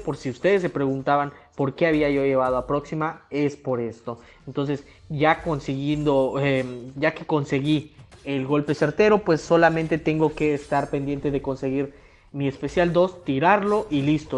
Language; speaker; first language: Spanish; native; Spanish